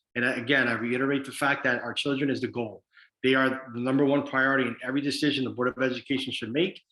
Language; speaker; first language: English; early bilingual, other home language; Spanish